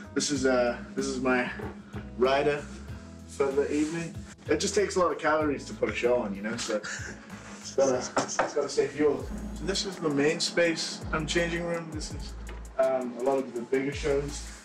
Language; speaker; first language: English; native; English